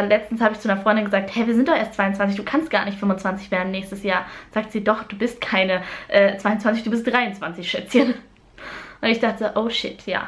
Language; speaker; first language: German; native; German